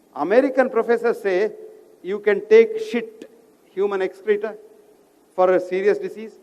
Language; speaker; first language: English; non-native, local second language; Kannada